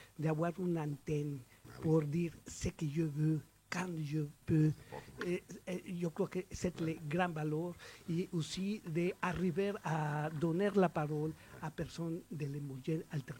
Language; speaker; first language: French; non-native, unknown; Spanish